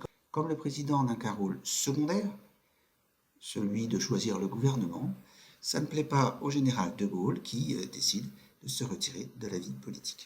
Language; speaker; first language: French; native; French